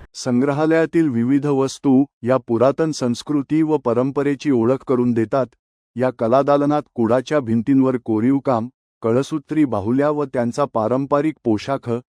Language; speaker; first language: Marathi; native; Marathi